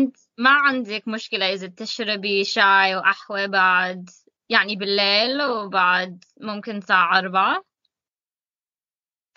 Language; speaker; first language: Arabic; non-native, learner; English